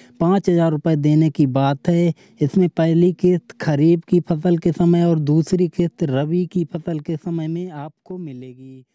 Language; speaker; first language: Hindi; native; Hindi